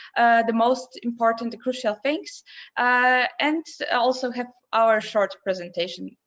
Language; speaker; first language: English; non-native, fluent; Polish